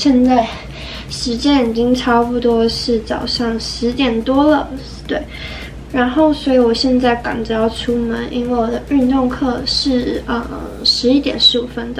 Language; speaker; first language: Chinese; native; Chinese